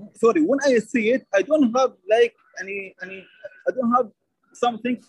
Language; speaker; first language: English; non-native, learner; Arabic